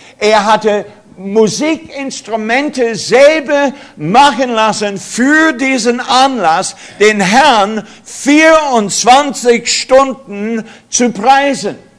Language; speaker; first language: German; non-native, fluent; English